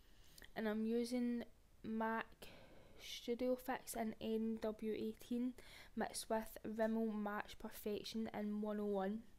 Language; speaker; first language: English; native; English